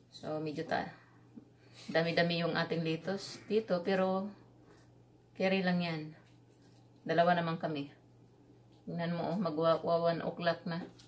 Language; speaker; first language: Filipino; non-native, local second language; Cebuano